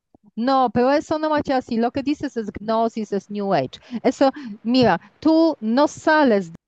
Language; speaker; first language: Spanish; non-native, learner; Polish